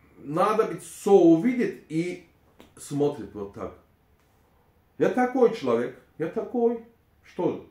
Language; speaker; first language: Russian; non-native, learner; Turkish